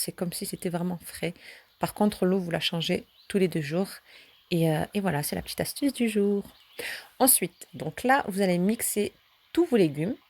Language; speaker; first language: French; early bilingual, other home language; Turkish